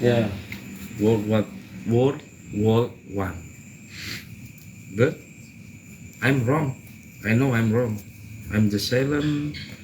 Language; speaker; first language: English; non-native, learner; Indonesian